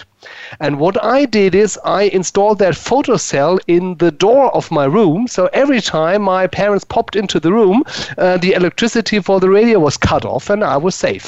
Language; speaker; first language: English; non-native, fluent; German